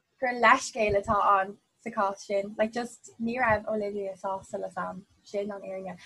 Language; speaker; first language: Irish; non-native, local second language; English